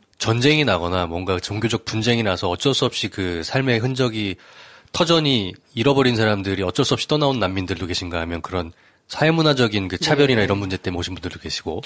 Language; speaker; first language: Korean; native; Korean